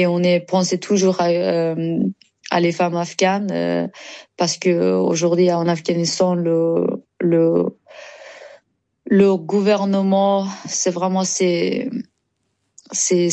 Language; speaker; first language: French; non-native, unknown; Persian